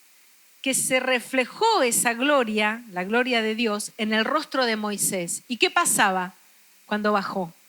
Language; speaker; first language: Spanish; native; Spanish